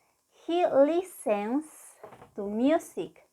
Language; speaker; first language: English; non-native, fluent; Spanish